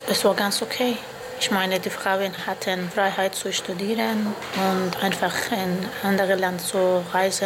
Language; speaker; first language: German; non-native, learner; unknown